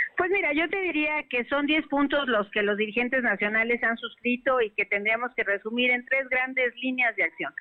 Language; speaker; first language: Spanish; native; Spanish